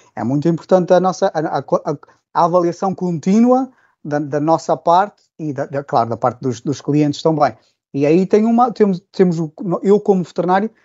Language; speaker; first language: Portuguese; native; Portuguese